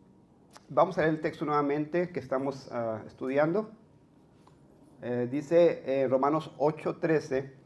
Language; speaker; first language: Spanish; native; Spanish